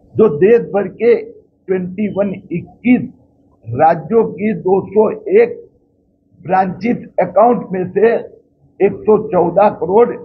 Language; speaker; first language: Hindi; non-native, local second language; Marathi